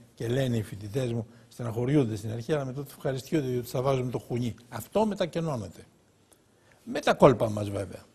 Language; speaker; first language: Greek; native; Greek